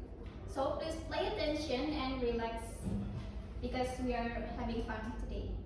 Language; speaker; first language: English; non-native, fluent; Indonesian